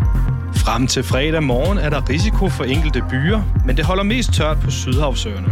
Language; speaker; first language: Danish; native; Danish